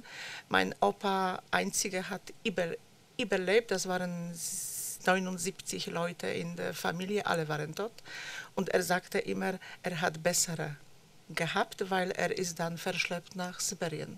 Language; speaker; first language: German; non-native, fluent; Polish